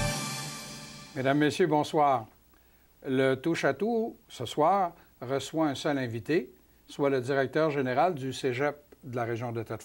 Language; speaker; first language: French; native; French